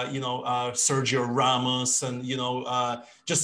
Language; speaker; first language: English; non-native, fluent; Ukrainian